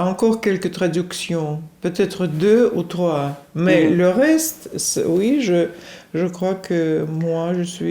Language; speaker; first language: French; non-native, fluent; Russian